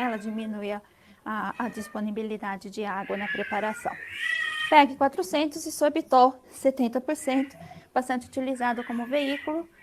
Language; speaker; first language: Portuguese; native; Portuguese